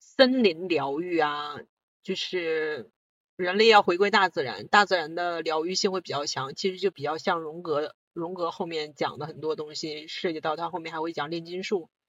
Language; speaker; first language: Chinese; non-native, local second language; Korean